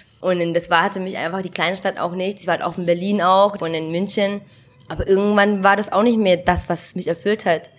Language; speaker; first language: German; early bilingual, other home language; Vietnamese